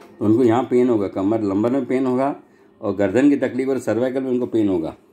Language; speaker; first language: Hindi; non-native, local second language; Gujarati